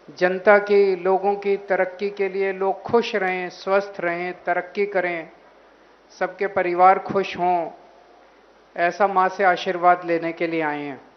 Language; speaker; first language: Hindi; native; Hindi